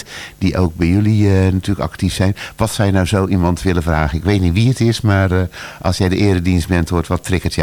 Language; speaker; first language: Dutch; native; Dutch